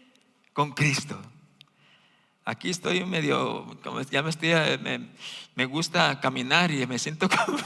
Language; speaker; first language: Spanish; native; Spanish